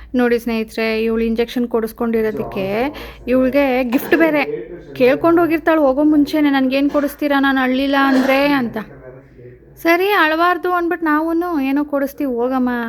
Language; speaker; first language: Kannada; non-native, local second language; Marathi